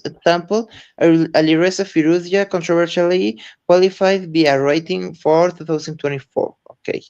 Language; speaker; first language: English; non-native, learner; Spanish